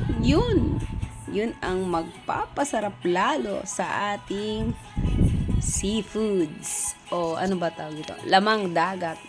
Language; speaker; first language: Filipino; non-native, local second language; Cebuano